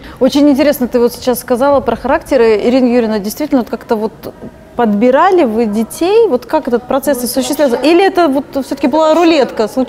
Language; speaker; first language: Russian; native; Russian